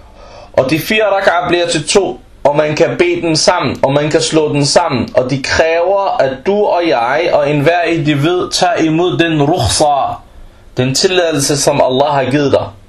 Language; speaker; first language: Danish; non-native, fluent; Arabic